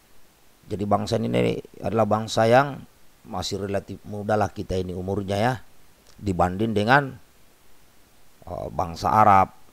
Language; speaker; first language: Indonesian; native; Indonesian